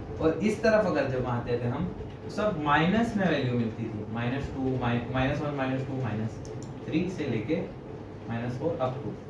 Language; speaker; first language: Hindi; non-native, local second language; Gujarati